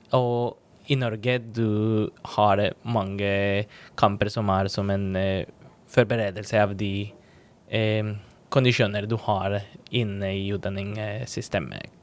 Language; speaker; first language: Norwegian; non-native, fluent; Spanish